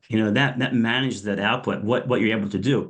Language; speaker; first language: English; native; English